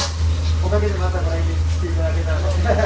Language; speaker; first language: Japanese; native; Japanese